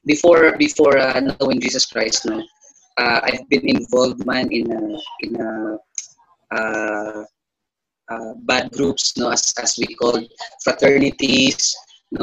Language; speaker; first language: English; non-native, local second language; Hiligaynon